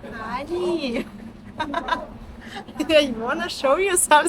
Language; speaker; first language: English; non-native, learner; Russian